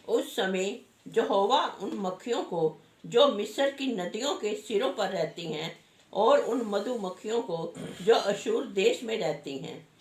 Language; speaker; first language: Hindi; non-native, local second language; Punjabi